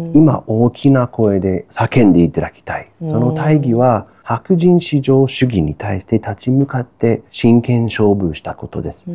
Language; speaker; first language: Japanese; non-native, fluent; English